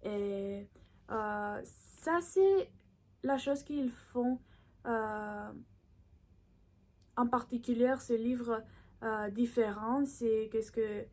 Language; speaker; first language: French; non-native, learner; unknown